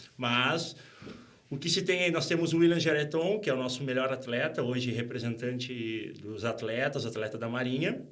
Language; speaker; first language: Portuguese; native; Portuguese